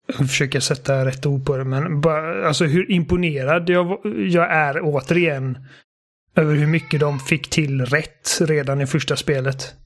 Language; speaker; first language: Swedish; native; Swedish